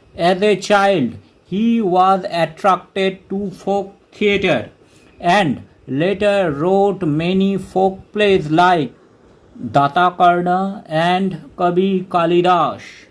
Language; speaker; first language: English; non-native, local second language; Bangla